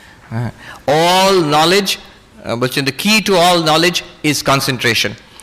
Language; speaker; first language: English; non-native, local second language; Bangla